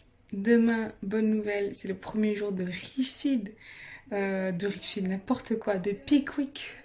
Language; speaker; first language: French; native; French